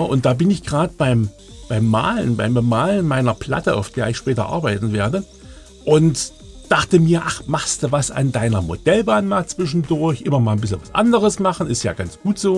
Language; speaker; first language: German; native; German